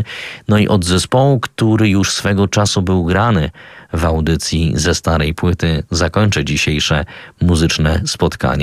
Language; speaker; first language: Polish; native; Polish